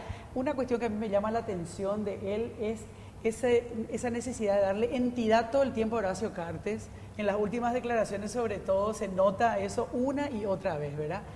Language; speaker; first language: Spanish; native; Spanish